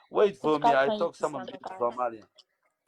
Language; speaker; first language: English; non-native, learner; Somali